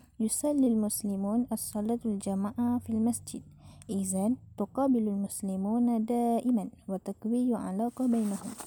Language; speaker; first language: Arabic; non-native, learner; Malay